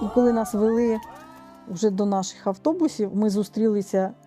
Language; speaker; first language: Ukrainian; native; Ukrainian